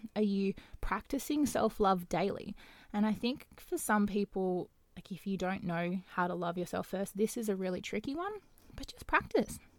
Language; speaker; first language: English; native; English